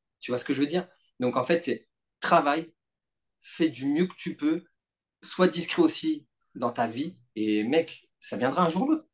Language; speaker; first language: French; native; French